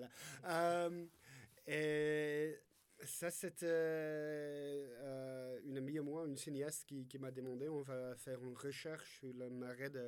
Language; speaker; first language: French; non-native, fluent; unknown